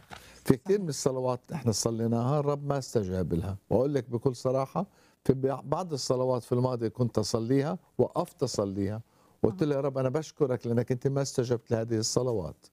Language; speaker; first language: Arabic; native; Arabic